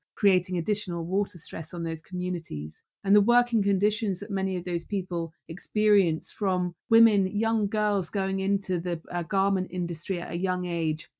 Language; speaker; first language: English; native; English